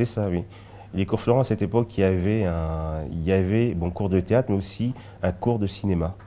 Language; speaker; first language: French; early bilingual, other home language; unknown